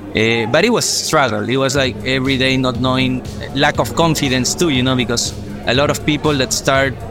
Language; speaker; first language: English; non-native, fluent; Spanish